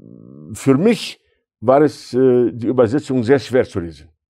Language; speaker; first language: German; non-native, fluent; Arabic